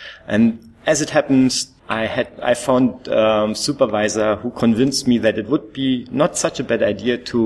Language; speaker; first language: English; non-native, fluent; German